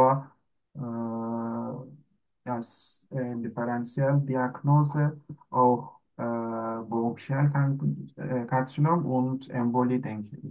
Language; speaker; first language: German; non-native, learner; Turkish